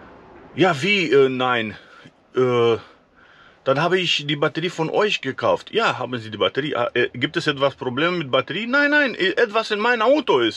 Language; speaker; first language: German; non-native, fluent; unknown